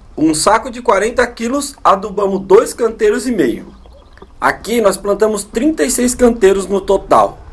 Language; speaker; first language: Portuguese; native; Portuguese